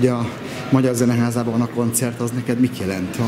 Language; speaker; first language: Hungarian; native; Hungarian